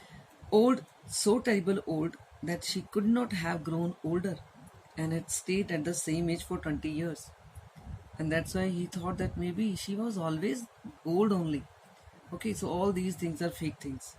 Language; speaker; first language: English; non-native, local second language; Hindi